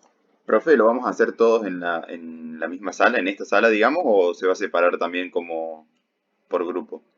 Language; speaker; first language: Spanish; native; Spanish